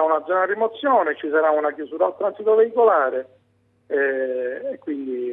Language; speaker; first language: Italian; native; Italian